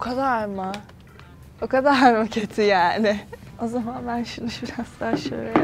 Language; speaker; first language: Turkish; early bilingual, heritage; Turkish